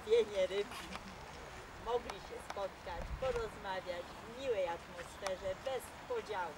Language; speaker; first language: Polish; native; Polish